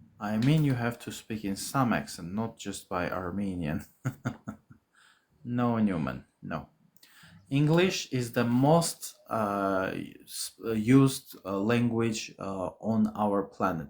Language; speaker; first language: English; non-native, fluent; Armenian